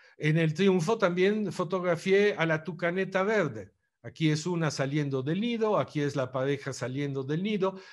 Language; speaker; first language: Spanish; non-native, fluent; Italian